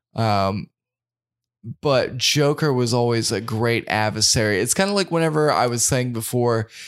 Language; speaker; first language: English; native; English